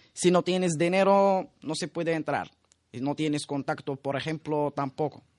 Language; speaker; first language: Spanish; non-native, learner; Arabic